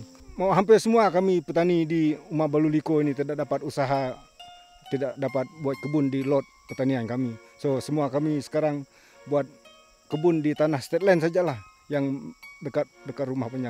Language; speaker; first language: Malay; non-native, local second language; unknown